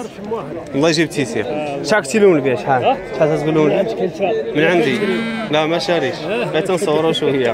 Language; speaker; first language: Arabic; native; Arabic